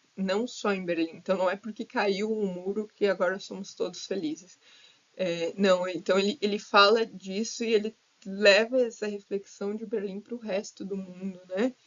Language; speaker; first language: Portuguese; native; Portuguese